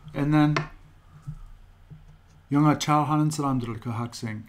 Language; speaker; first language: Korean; non-native, fluent; English